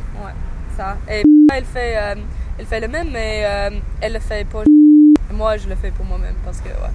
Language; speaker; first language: French; non-native, learner; English